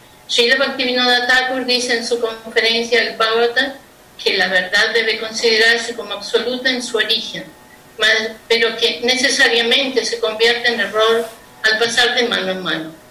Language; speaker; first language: Spanish; native; Spanish